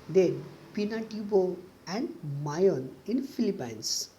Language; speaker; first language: English; non-native, local second language; Marathi